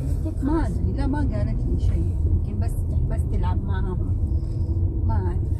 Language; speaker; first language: Arabic; native; Arabic